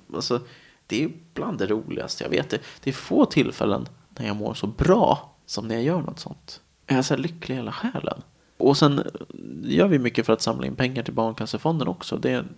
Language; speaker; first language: Swedish; native; Swedish